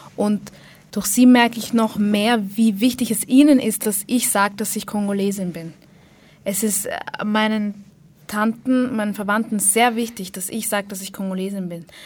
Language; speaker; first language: German; early bilingual, other home language; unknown